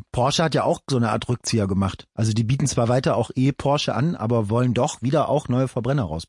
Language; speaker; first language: German; native; German